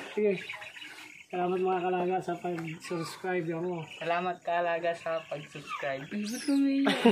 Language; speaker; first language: Filipino; native; Filipino